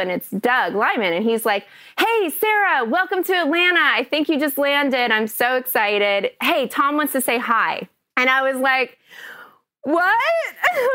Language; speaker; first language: English; native; English